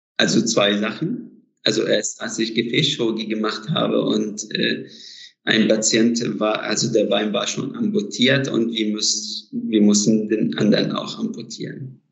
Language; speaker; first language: German; non-native, fluent; Arabic